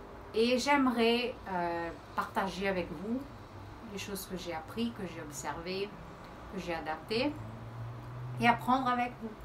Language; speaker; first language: French; early bilingual, heritage; Portuguese